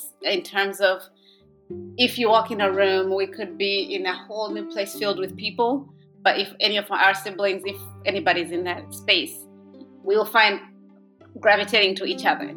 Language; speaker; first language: English; non-native, local second language; Kinyarwanda